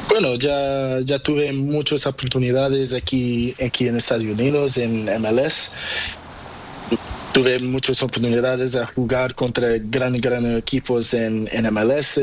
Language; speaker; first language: Spanish; non-native, learner; Portuguese